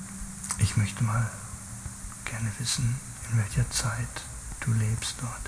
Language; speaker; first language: German; native; German